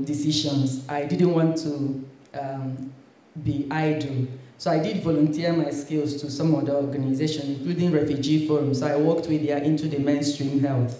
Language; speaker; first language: English; non-native, local second language; Igbo